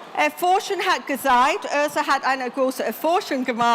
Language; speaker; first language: German; non-native, learner; English